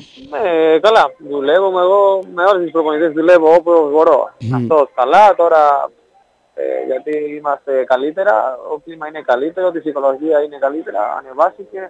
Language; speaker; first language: Greek; non-native, learner; Spanish